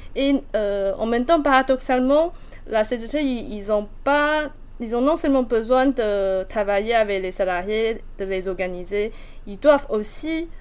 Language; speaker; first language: French; non-native, fluent; Chinese